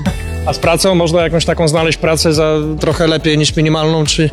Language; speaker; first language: Polish; native; Polish